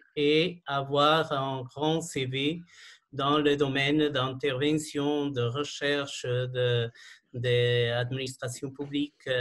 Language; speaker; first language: French; non-native, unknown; Portuguese